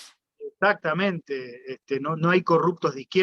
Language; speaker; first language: Spanish; native; Spanish